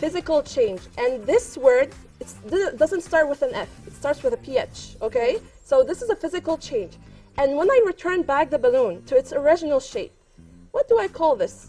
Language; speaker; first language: English; non-native, fluent; Arabic